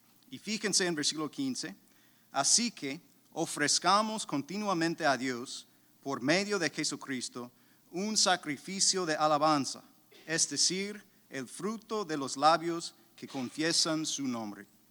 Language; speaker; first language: Spanish; native; Spanish